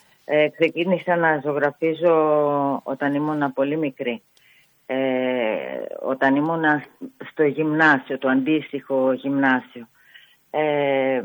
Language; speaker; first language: Greek; non-native, fluent; Italian